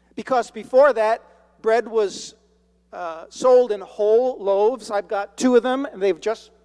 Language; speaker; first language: English; native; English